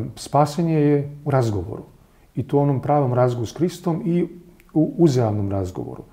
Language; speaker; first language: Croatian; native; Croatian